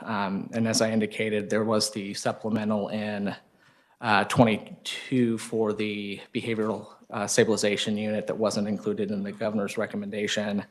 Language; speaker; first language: English; native; English